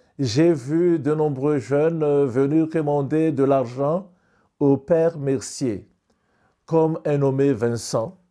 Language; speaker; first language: French; non-native, local second language; Malagasy